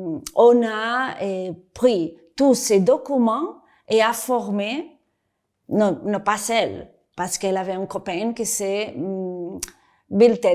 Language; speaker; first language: French; non-native, fluent; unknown